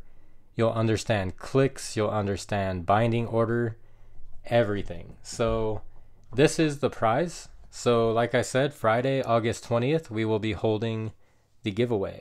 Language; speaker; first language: English; native; English